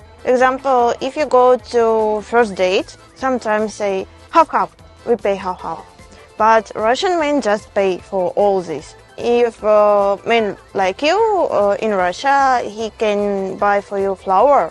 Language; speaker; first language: English; non-native, learner; Russian